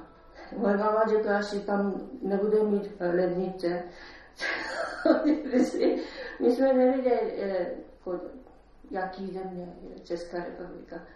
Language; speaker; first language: Czech; non-native, learner; Japanese